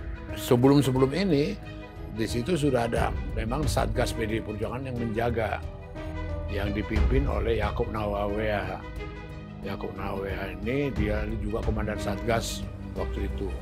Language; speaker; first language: Indonesian; native; Indonesian